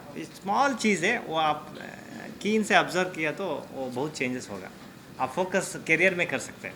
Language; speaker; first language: Hindi; non-native, local second language; Kannada